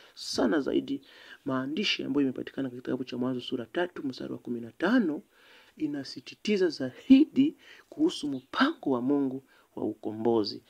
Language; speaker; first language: Swahili; native; Swahili